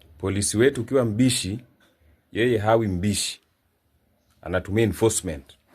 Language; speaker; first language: Swahili; native; Swahili